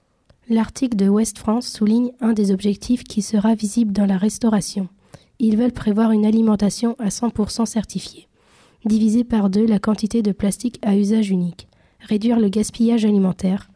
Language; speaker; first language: French; native; French